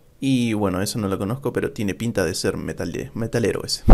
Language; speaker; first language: Spanish; native; Spanish